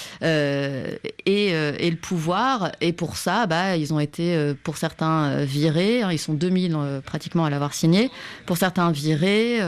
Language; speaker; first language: French; native; French